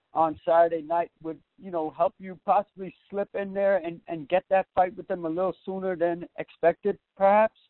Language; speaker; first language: English; native; English